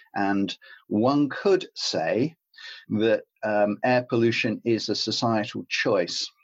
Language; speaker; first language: English; native; English